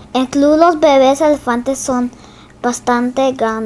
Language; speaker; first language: Spanish; early bilingual, heritage; Spanish